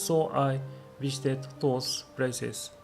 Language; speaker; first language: English; non-native, learner; Japanese